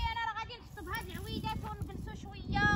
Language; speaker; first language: Arabic; native; Arabic